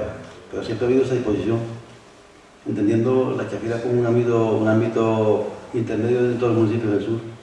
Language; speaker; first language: Spanish; native; Spanish